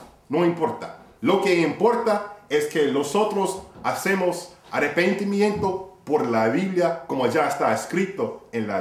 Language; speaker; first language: Spanish; non-native, fluent; English